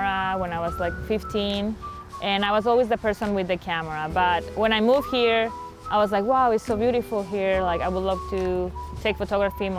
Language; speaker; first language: English; non-native, fluent; Spanish